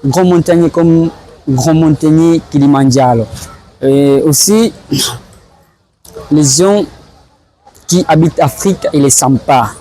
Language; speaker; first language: French; non-native, learner; Swahili